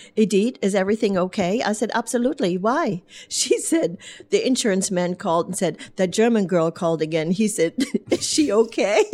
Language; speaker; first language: English; non-native, fluent; German